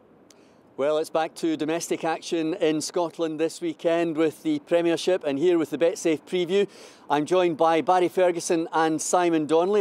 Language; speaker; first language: English; native; English